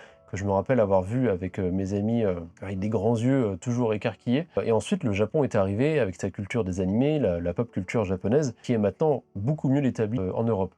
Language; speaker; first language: French; native; French